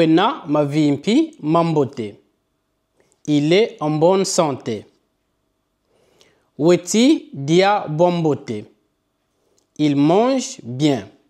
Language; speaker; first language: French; non-native, local second language; Kongo